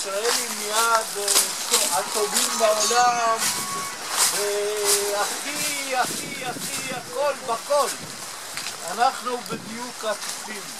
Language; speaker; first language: Hebrew; non-native, fluent; Italian